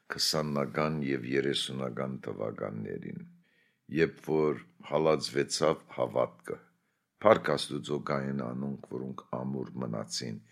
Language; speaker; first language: Armenian; early bilingual, heritage; Armenian